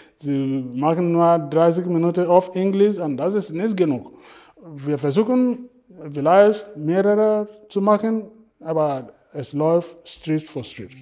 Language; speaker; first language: German; non-native, fluent; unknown